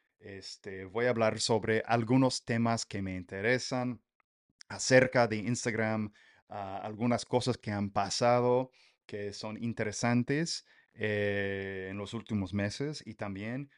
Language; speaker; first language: Spanish; non-native, fluent; English